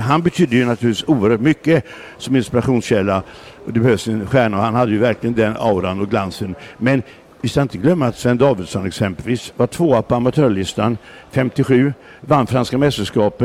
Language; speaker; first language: Swedish; native; Swedish